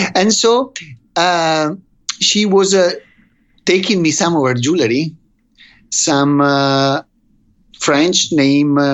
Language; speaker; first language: English; non-native, fluent; Italian